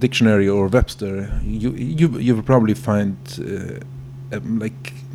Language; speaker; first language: English; non-native, fluent; Yiddish